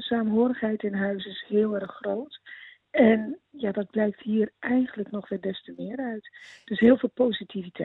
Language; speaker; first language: Dutch; native; Dutch